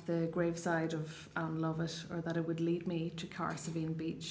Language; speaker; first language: English; non-native, local second language; Irish